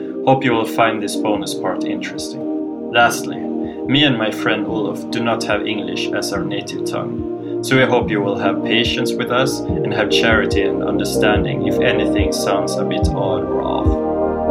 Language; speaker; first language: English; non-native, fluent; Swedish